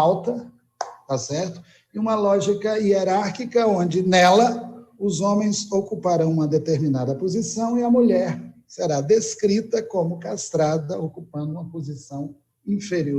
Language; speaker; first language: Portuguese; native; Portuguese